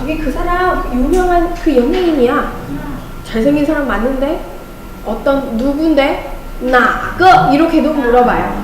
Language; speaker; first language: Korean; non-native, fluent; Chinese